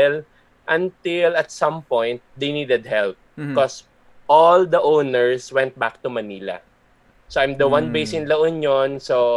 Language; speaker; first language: English; non-native, local second language; Filipino